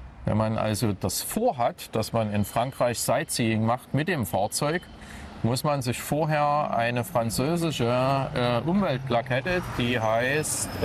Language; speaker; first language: German; native; German